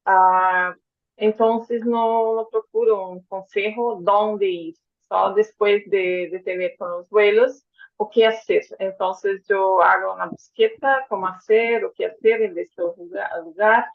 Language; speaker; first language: Spanish; non-native, fluent; Portuguese